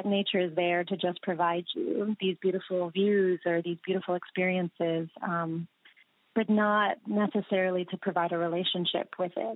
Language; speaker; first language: English; native; English